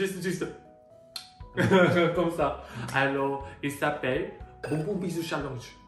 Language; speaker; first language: French; non-native, learner; Korean